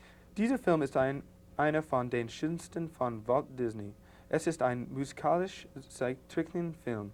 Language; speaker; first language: German; non-native, learner; English